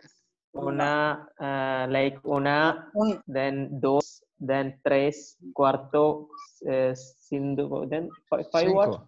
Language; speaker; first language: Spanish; non-native, learner; Malayalam